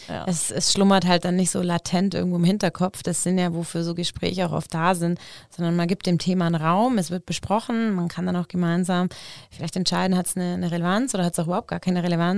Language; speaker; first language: German; native; German